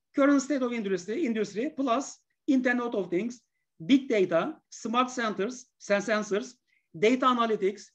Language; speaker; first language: English; non-native, fluent; Turkish